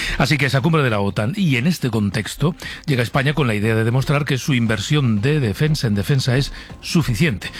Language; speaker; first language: Spanish; native; Spanish